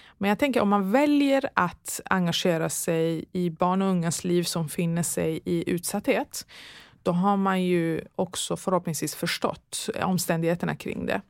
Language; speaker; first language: Swedish; early bilingual, other home language; Persian